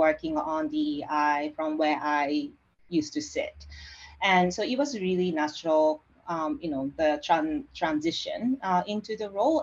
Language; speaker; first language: English; non-native, fluent; Japanese